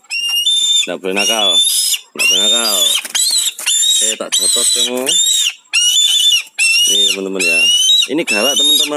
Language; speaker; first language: Malay; native; Malay